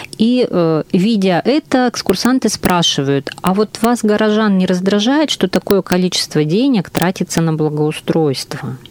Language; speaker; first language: Russian; native; Russian